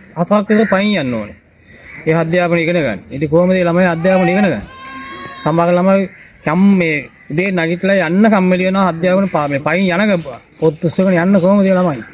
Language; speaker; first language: Sinhala; non-native, local second language; Tamil